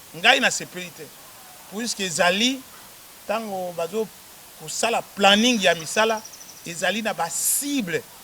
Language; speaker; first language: Lingala; native; Lingala